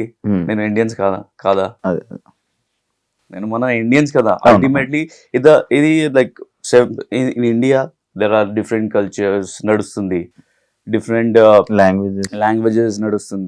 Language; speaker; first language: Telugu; non-native, learner; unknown